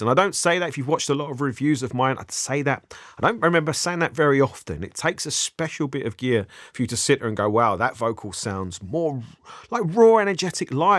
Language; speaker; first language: English; native; English